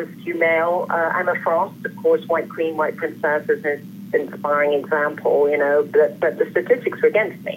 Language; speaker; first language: English; native; English